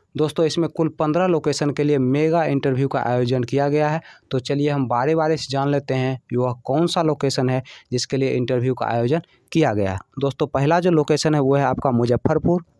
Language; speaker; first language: Hindi; native; Hindi